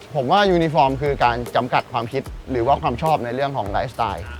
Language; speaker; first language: Thai; native; Thai